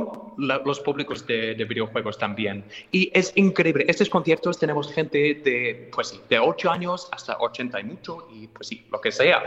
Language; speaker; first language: Spanish; non-native, fluent; English